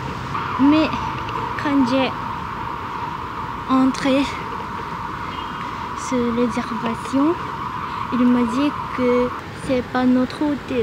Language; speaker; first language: French; non-native, learner; Japanese